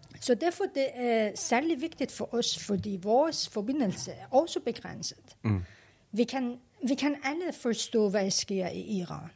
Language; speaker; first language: Danish; non-native, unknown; Persian